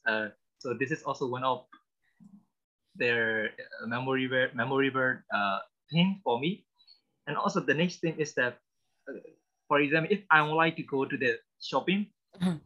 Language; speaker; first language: English; non-native, learner; Burmese